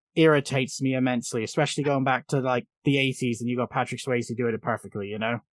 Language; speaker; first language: English; native; English